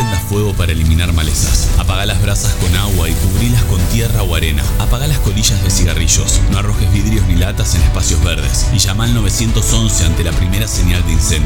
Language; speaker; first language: Spanish; native; Spanish